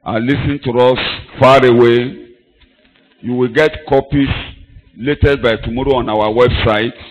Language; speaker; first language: English; non-native, local second language; Yoruba